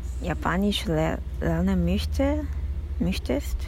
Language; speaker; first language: German; non-native, learner; Japanese